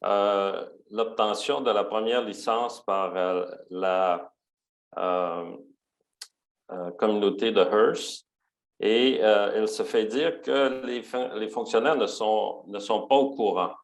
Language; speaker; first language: French; native; French